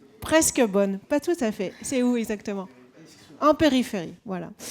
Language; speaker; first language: French; native; French